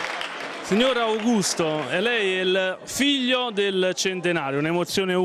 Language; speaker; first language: Italian; native; Italian